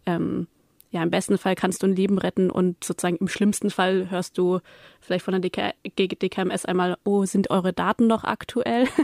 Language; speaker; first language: German; native; German